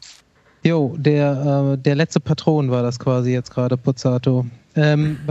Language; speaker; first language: German; native; German